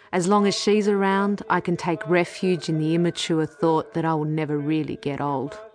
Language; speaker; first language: English; early bilingual, other home language; Greek